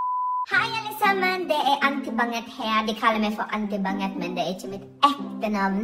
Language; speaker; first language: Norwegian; non-native, fluent; Iloko